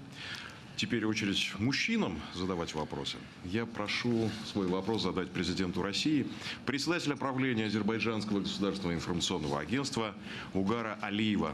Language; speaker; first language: Russian; native; Russian